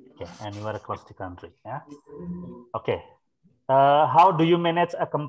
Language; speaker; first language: English; non-native, fluent; Indonesian